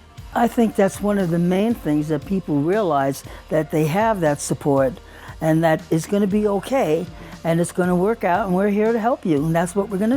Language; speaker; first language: English; native; English